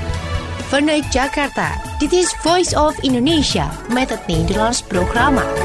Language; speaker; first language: Dutch; non-native, fluent; Indonesian